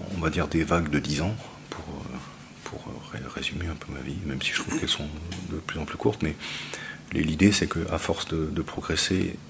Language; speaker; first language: French; native; French